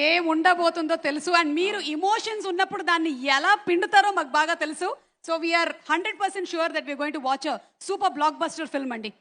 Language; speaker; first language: Telugu; native; Telugu